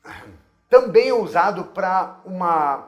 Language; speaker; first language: Portuguese; non-native, fluent; English